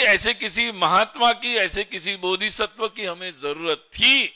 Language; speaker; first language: Hindi; non-native, local second language; Marathi